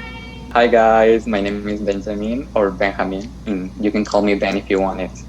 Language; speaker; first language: English; non-native, fluent; Spanish